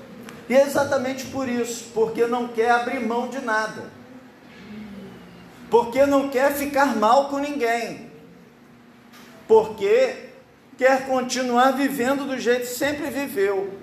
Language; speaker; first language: Portuguese; native; Portuguese